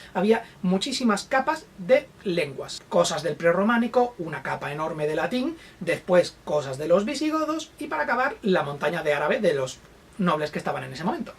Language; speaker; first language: Spanish; native; Spanish